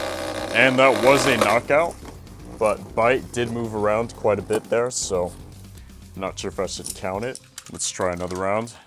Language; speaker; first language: English; native; English